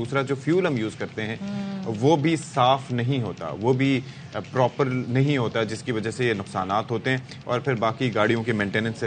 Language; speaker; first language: Urdu; native; Urdu